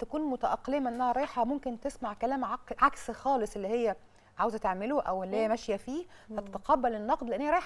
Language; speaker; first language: Arabic; native; Arabic